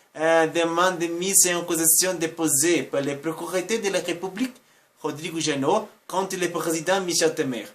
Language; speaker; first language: French; non-native, fluent; Portuguese